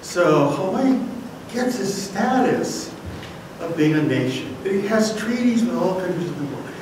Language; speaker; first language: English; native; English